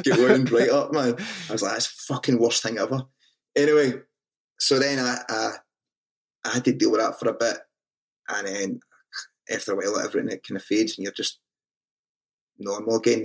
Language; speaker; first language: English; native; English